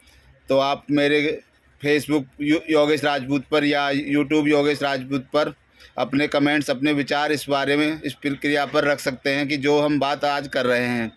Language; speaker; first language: Hindi; native; Hindi